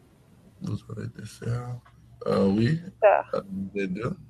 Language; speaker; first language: French; non-native, learner; English